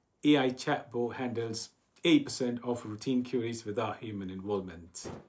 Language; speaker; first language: English; non-native, fluent; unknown